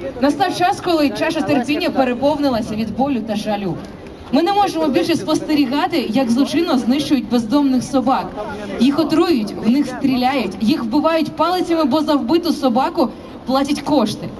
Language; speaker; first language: Ukrainian; native; Ukrainian